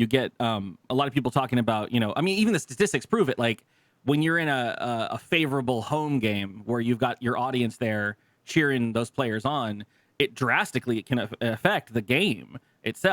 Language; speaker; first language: English; native; English